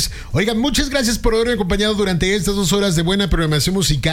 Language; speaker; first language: Spanish; native; Spanish